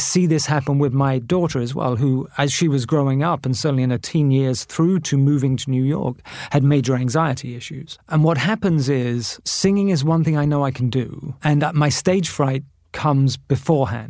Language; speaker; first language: English; native; English